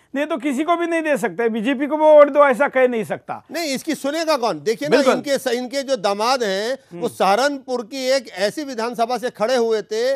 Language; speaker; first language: Hindi; native; Hindi